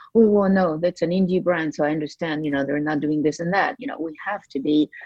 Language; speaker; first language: English; non-native, fluent; French